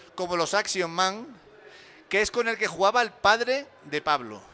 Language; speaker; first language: Spanish; native; Spanish